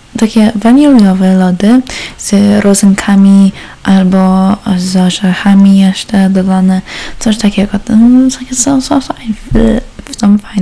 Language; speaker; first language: Polish; early bilingual, heritage; Polish